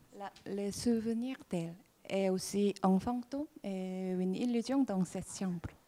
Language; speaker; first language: French; non-native, fluent; Korean